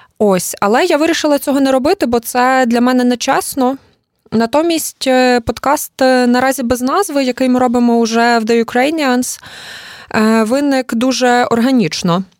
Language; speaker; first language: Ukrainian; native; Ukrainian